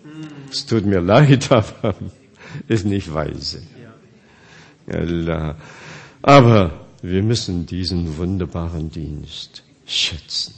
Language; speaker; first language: German; non-native, fluent; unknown